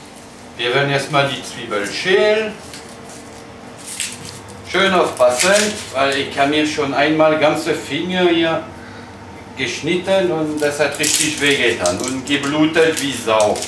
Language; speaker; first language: German; non-native, fluent; French